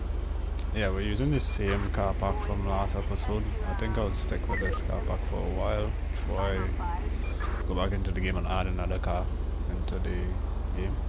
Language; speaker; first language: English; native; English